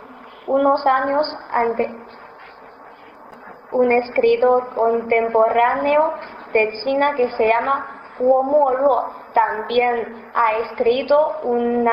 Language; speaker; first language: Spanish; non-native, fluent; Chinese